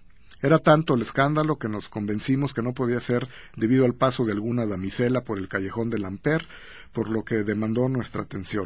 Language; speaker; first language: Spanish; native; Spanish